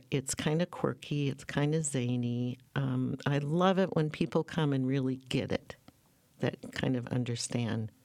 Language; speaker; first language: English; native; English